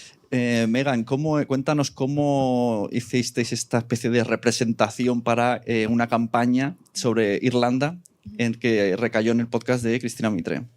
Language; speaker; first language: Spanish; native; Spanish